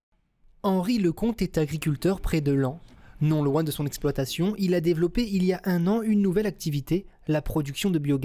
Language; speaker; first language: French; native; French